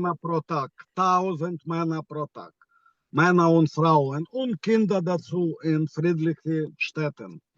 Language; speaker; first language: German; non-native, fluent; Ukrainian